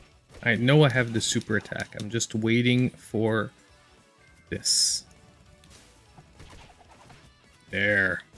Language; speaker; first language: English; native; English